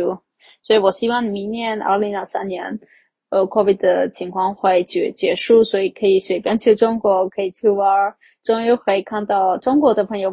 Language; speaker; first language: Chinese; non-native, fluent; Armenian